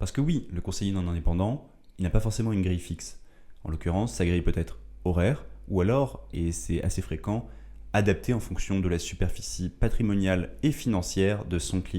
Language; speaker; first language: French; native; French